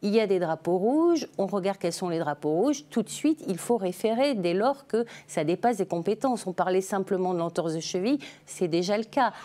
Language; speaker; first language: French; native; French